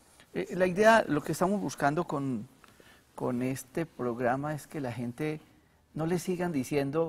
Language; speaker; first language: Spanish; native; Spanish